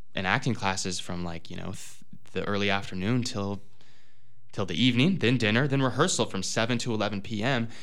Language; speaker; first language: English; native; English